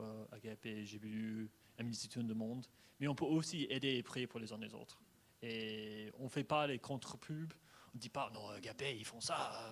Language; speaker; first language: French; non-native, fluent; English